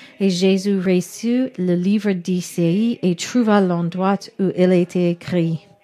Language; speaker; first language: French; non-native, learner; English